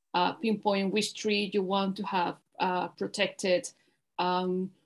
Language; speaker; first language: English; non-native, fluent; Spanish